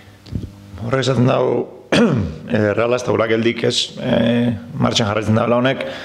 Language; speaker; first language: Basque; native; Basque